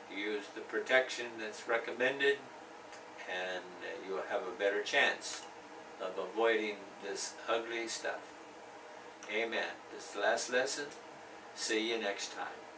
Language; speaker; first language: English; native; English